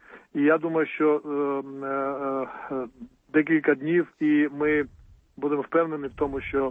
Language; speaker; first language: Ukrainian; non-native, fluent; Georgian